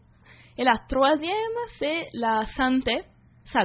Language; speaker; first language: French; non-native, learner; Italian